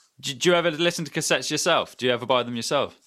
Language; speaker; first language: English; native; English